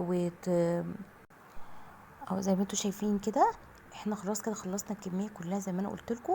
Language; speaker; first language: Arabic; native; Arabic